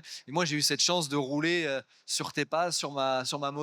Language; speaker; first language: French; native; French